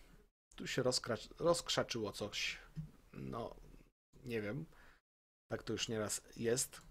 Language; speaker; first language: Polish; native; Polish